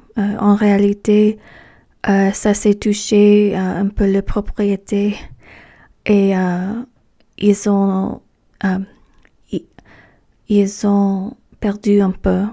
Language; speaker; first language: French; non-native, fluent; English